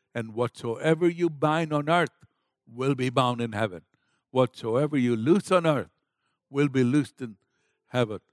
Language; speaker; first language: English; non-native, local second language; Gujarati